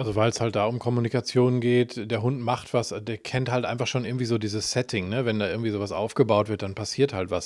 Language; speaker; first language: German; native; German